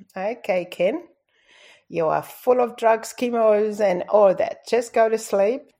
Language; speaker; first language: English; non-native, fluent; Tongan